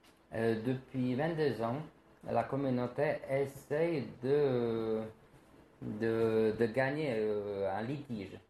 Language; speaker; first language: French; non-native, fluent; Slovak